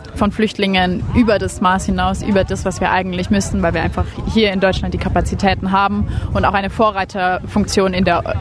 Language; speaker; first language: German; native; German